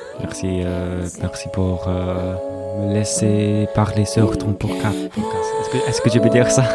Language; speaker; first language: French; non-native, learner; English